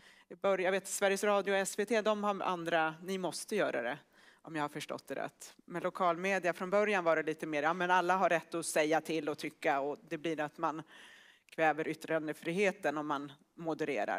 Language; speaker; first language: Swedish; native; Swedish